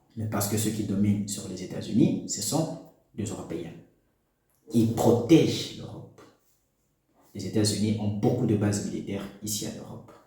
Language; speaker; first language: French; non-native, local second language; Lingala